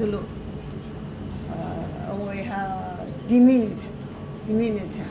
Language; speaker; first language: French; non-native, learner; Chinese